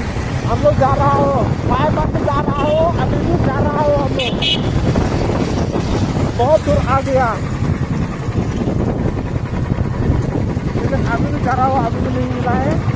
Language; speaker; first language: Hindi; non-native, local second language; Bodo